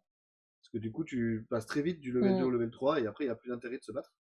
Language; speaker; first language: French; native; French